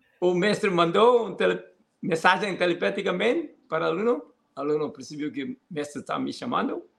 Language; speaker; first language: Portuguese; non-native, fluent; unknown